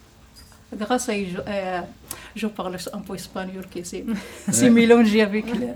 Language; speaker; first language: French; non-native, learner; Arabic